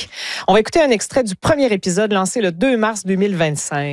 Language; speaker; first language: French; native; French